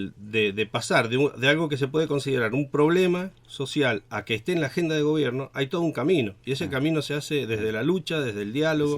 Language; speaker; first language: Spanish; native; Spanish